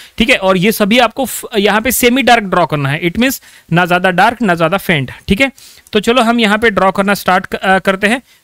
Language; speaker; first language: Hindi; non-native, local second language; Marathi